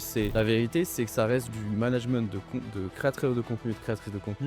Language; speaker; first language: French; native; French